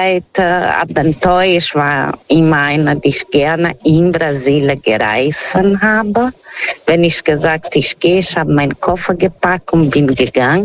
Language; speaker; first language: German; non-native, fluent; Portuguese